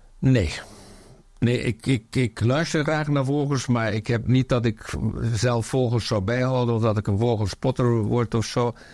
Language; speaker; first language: Dutch; native; Dutch